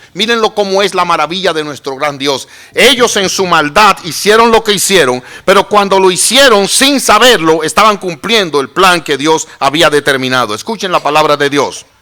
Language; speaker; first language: Spanish; native; Spanish